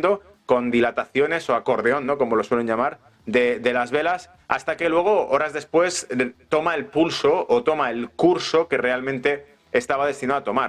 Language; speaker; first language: Spanish; native; Spanish